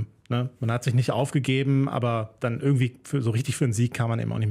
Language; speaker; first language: German; native; German